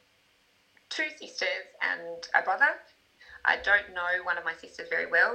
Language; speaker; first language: English; native; English